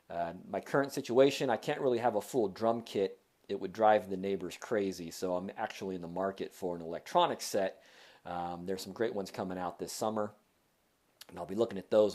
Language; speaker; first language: English; native; English